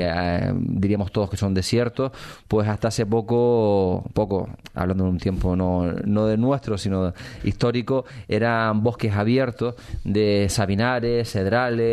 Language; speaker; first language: Spanish; native; Spanish